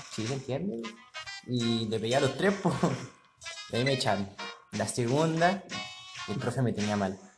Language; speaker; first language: Spanish; native; Spanish